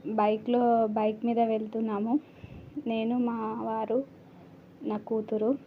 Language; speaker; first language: Telugu; non-native, learner; Marathi